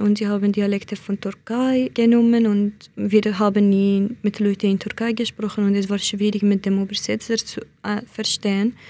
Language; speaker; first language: German; non-native, learner; Central Kurdish